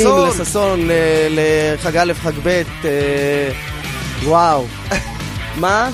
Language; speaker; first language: Hebrew; native; Hebrew